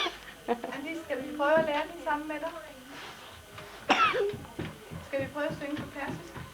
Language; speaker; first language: Danish; native; Danish